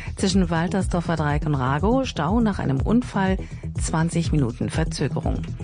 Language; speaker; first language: German; native; German